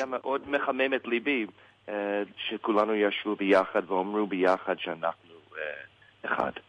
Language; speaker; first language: Hebrew; non-native, learner; English